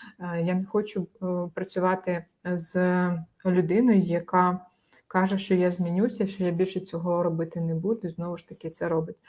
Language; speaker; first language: Ukrainian; native; Ukrainian